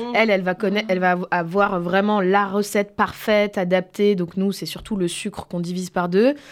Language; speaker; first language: French; native; French